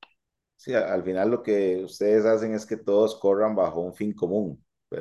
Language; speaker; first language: Spanish; native; Spanish